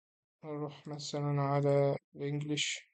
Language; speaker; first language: Arabic; native; Arabic